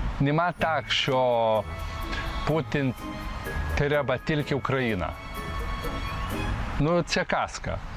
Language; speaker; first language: Ukrainian; non-native, learner; Lithuanian